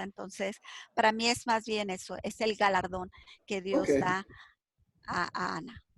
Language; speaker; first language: Spanish; native; Spanish